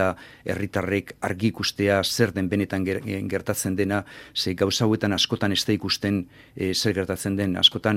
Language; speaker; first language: Basque; native; Basque